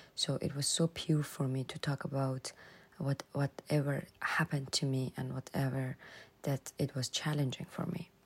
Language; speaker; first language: English; non-native, fluent; Persian